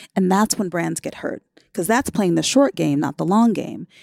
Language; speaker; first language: English; native; English